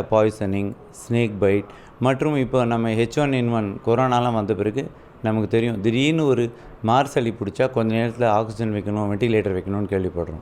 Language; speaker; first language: Tamil; native; Tamil